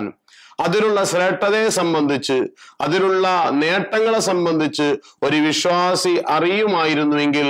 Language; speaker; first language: Malayalam; native; Malayalam